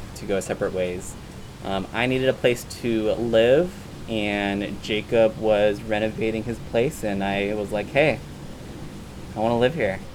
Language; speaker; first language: English; native; English